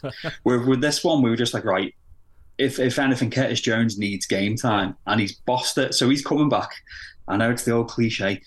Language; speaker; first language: English; native; English